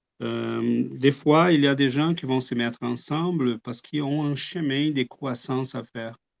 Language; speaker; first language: French; non-native, fluent; Portuguese